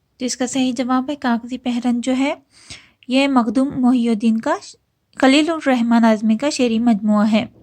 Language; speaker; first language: Urdu; native; Urdu